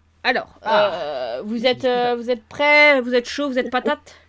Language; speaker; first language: French; native; French